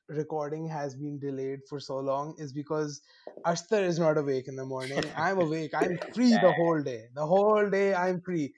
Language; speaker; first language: English; non-native, local second language; Urdu